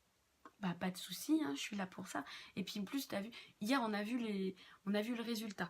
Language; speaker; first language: French; native; French